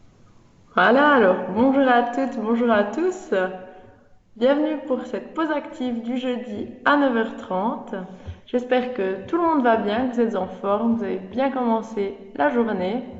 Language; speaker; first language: French; native; French